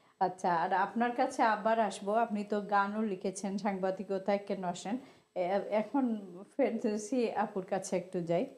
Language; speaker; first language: Bangla; native; Bangla